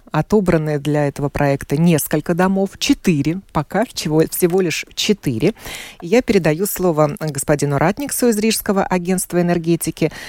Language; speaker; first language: Russian; native; Russian